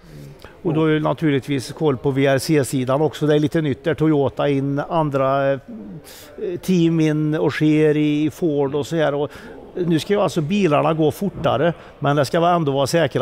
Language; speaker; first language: Swedish; native; Swedish